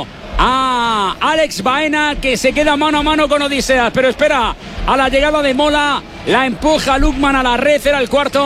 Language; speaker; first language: Spanish; native; Spanish